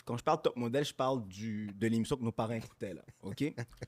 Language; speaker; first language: French; native; French